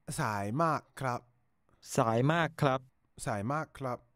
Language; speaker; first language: Thai; non-native, learner; English